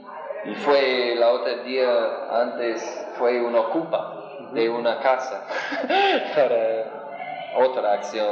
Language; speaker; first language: Spanish; non-native, learner; English